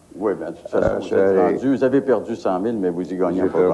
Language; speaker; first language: French; native; French